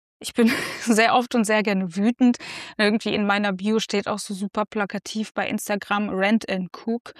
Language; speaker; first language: German; early bilingual, other home language; Russian